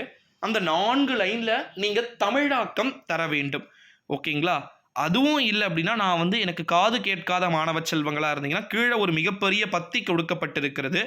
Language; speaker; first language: Tamil; native; Tamil